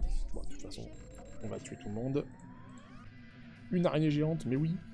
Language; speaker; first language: French; native; French